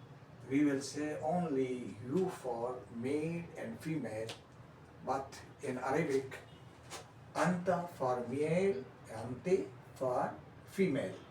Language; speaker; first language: English; non-native, local second language; Hindi